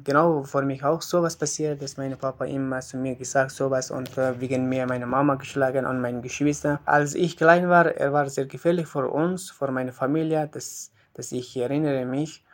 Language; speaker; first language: German; non-native, learner; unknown